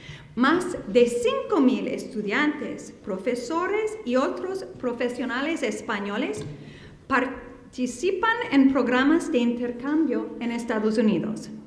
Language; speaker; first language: Spanish; non-native, fluent; English